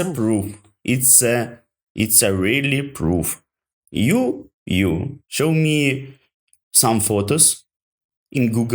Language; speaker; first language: English; non-native, learner; Ukrainian